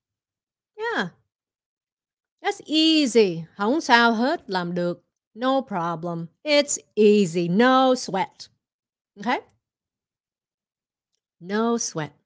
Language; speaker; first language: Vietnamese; early bilingual, heritage; Vietnamese